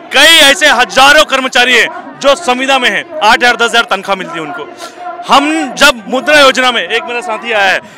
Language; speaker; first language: Hindi; native; Hindi